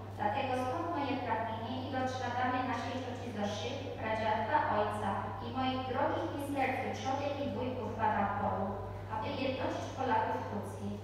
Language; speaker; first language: Polish; early bilingual, heritage; Polish